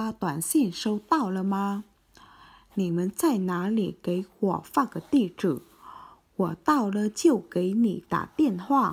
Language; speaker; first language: Chinese; non-native, learner; Vietnamese